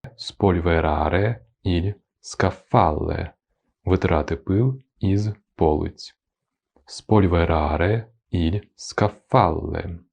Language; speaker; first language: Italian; non-native, fluent; Ukrainian